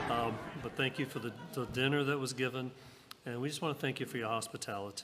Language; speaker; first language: English; native; English